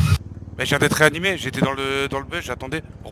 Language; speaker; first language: French; native; French